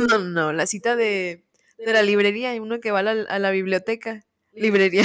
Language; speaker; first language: Spanish; early bilingual, heritage; Spanish